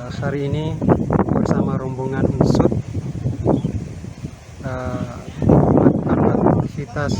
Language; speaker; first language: Indonesian; non-native, fluent; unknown